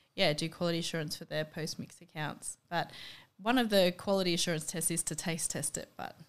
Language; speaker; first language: English; native; English